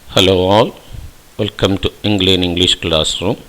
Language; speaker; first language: English; non-native, local second language; Malayalam